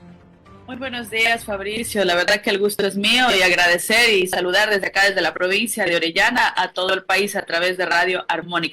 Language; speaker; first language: Spanish; native; Spanish